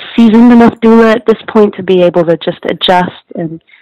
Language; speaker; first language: English; native; English